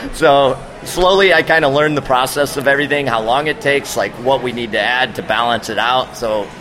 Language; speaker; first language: English; native; English